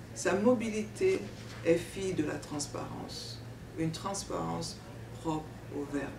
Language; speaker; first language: French; non-native, local second language; Duala